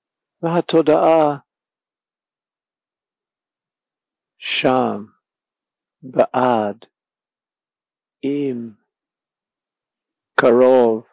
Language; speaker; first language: Hebrew; non-native, fluent; English